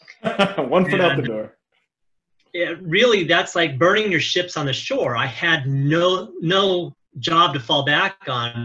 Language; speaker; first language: English; native; English